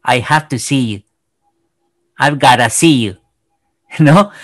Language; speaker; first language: English; non-native, fluent; Spanish